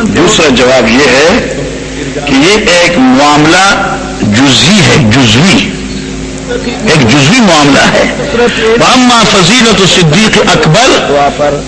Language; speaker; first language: Urdu; non-native, local second language; Northern Hindko